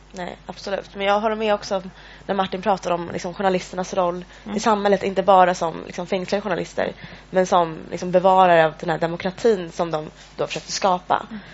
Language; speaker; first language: Swedish; early bilingual, other home language; Tigrinya